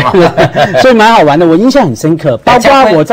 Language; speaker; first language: Chinese; non-native, local second language; Cantonese